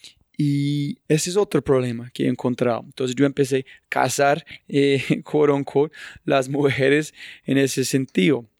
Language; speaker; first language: Spanish; non-native, fluent; English